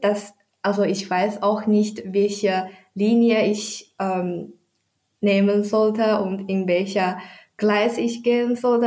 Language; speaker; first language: German; non-native, learner; Chinese